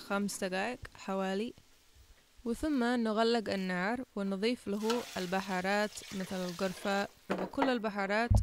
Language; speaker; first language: Arabic; non-native, learner; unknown